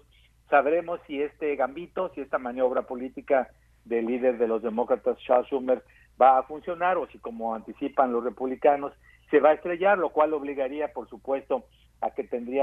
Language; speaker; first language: Spanish; native; Spanish